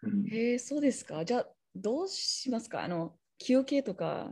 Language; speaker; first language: Japanese; non-native, learner; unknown